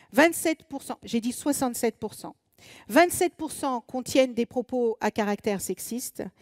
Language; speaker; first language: French; native; French